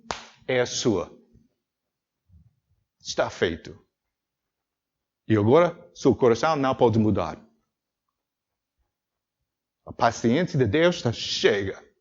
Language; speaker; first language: Portuguese; non-native, learner; English